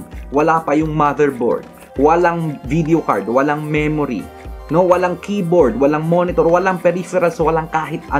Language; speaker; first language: Filipino; native; Filipino